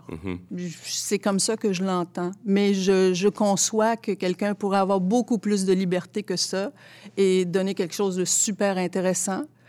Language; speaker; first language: French; early bilingual, other home language; Arabic